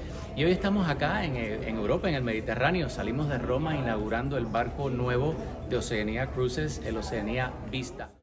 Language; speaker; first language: Spanish; native; Spanish